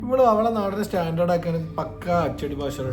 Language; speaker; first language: Malayalam; native; Malayalam